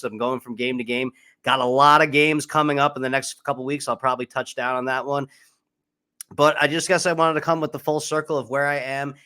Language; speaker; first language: English; native; English